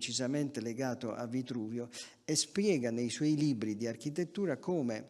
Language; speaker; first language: Italian; native; Italian